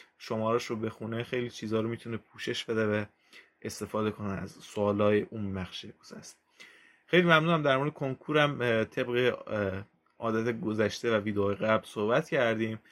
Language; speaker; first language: Persian; native; Persian